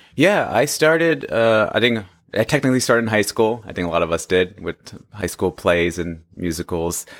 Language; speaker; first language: English; early bilingual, other home language; Hindi